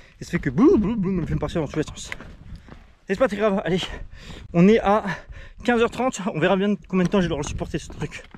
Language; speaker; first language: French; native; French